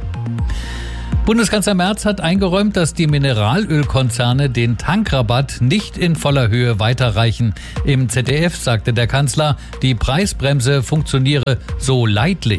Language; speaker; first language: German; native; German